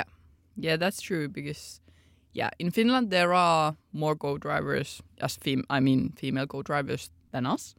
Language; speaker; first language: English; non-native, fluent; Finnish